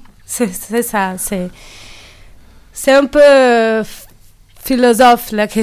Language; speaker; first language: French; non-native, learner; Portuguese